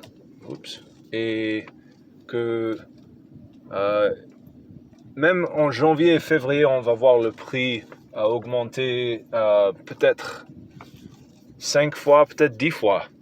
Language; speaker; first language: French; non-native, fluent; English